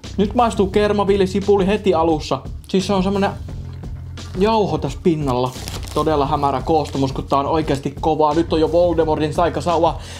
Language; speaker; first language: Finnish; native; Finnish